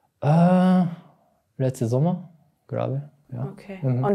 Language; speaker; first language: German; non-native, learner; Japanese